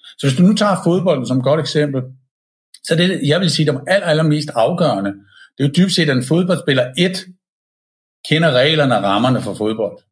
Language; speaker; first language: Danish; native; Danish